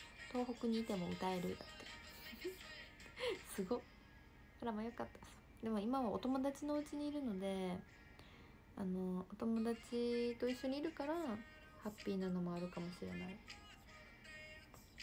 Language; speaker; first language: Japanese; native; Japanese